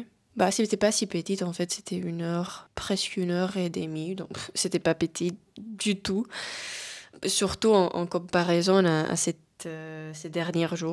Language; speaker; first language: French; non-native, fluent; Spanish